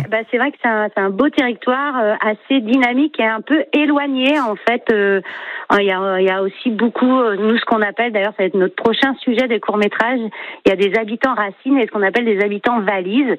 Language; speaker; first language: French; native; French